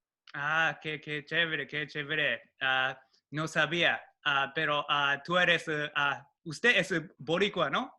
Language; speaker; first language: Spanish; non-native, learner; Japanese